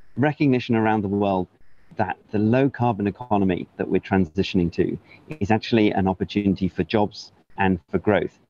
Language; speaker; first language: English; native; English